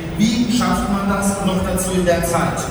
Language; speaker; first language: German; native; German